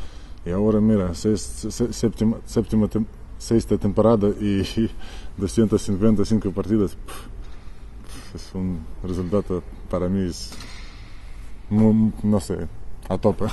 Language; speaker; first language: Spanish; non-native, learner; Ukrainian